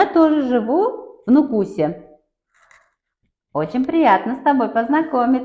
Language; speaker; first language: Russian; non-native, local second language; Kara-Kalpak